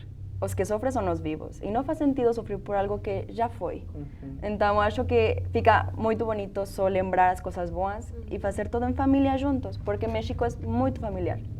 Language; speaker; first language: Portuguese; non-native, fluent; Spanish